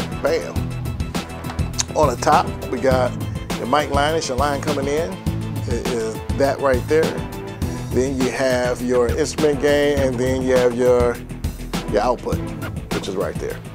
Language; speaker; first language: English; native; English